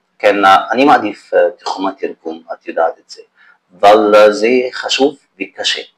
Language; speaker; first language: Hebrew; non-native, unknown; Arabic